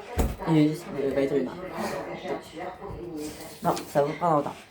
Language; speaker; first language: French; native; French